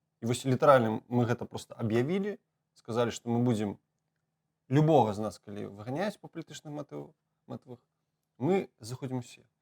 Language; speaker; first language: Belarusian; native; Belarusian